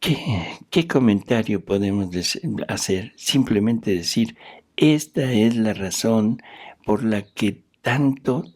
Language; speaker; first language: Spanish; native; Spanish